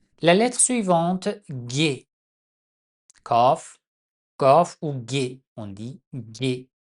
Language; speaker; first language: French; non-native, fluent; Persian